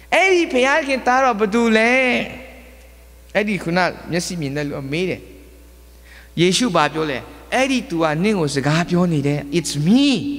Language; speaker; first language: Burmese; non-native, local second language; Kachin